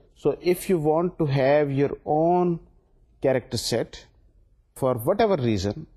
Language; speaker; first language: English; non-native, local second language; Urdu